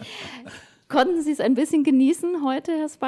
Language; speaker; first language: German; native; German